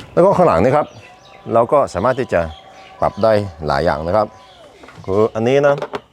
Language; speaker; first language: Thai; non-native, fluent; Norwegian